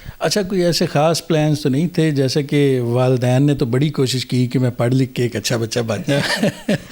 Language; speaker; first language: Urdu; non-native, local second language; Punjabi